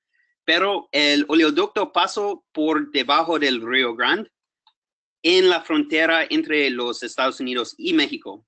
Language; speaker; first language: Spanish; non-native, fluent; English